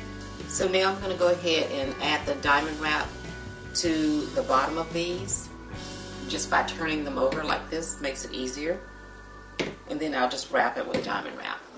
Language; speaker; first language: English; native; English